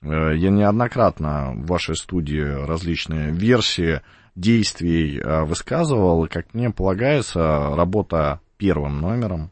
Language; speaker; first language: Russian; native; Russian